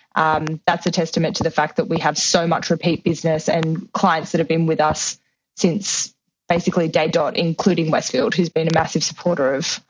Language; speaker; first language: English; native; English